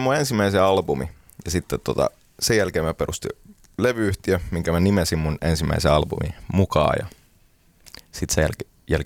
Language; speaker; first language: Finnish; early bilingual, heritage; Finnish